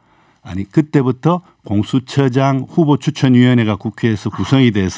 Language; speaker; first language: Korean; native; Korean